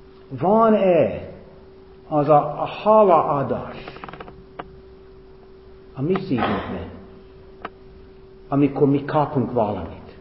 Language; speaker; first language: Hungarian; non-native, fluent; English